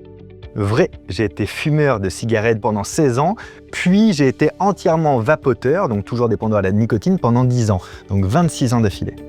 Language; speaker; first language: French; native; French